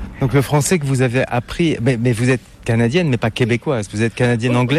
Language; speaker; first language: French; native; French